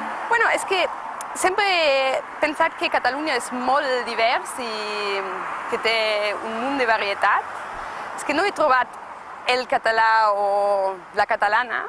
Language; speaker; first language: Catalan; non-native, fluent; German